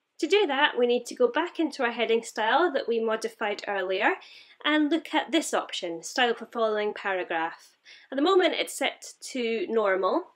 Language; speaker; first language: English; native; English